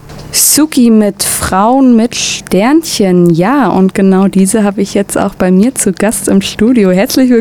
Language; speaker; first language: German; native; German